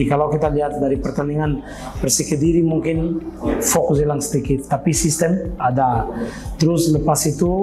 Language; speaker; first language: Indonesian; non-native, fluent; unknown